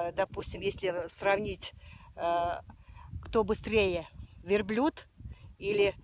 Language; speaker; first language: Russian; non-native, fluent; Mongolian